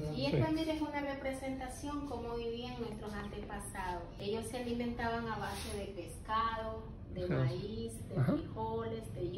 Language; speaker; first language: Spanish; native; Spanish